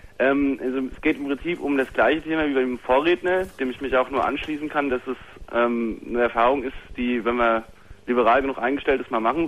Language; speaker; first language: German; native; German